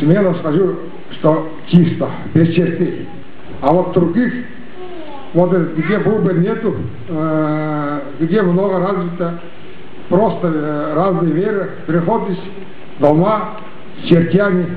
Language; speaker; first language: Russian; non-native, local second language; Tuvinian